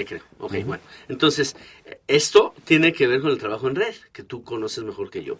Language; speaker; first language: Spanish; native; Spanish